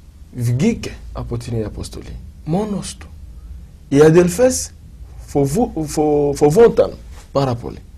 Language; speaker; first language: Greek; non-native, fluent; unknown